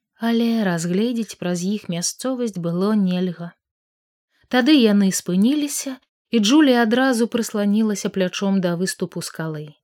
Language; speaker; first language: Belarusian; native; Belarusian